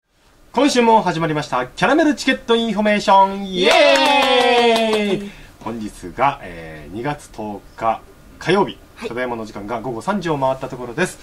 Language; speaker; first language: Japanese; native; Japanese